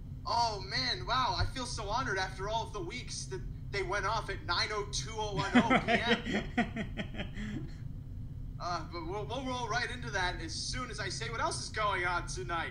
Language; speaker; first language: English; native; English